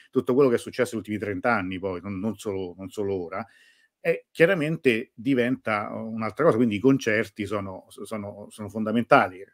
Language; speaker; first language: Italian; native; Italian